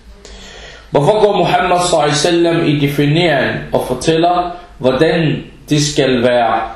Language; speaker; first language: Danish; early bilingual, other home language; Arabic